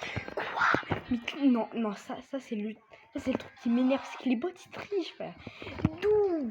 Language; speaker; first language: French; native; French